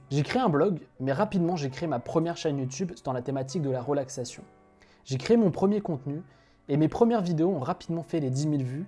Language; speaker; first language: French; native; French